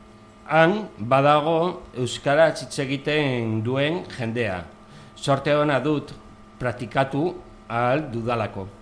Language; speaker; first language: Basque; non-native, local second language; Spanish